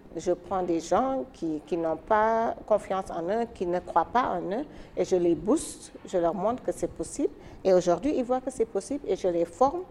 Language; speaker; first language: French; non-native, local second language; Wolof